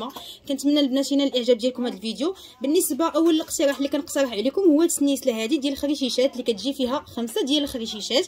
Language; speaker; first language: Arabic; native; Arabic